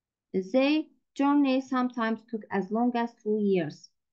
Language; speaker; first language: English; non-native, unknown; Azerbaijani